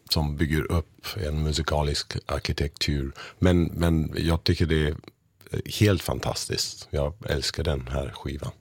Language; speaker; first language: Swedish; non-native, fluent; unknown